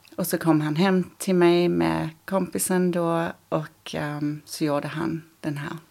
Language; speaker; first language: Swedish; early bilingual, other home language; English